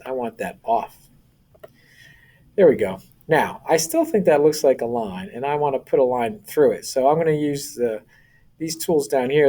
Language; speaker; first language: English; native; English